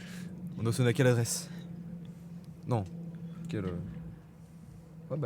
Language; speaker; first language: French; native; French